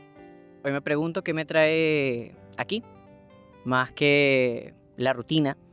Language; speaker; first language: Spanish; native; Spanish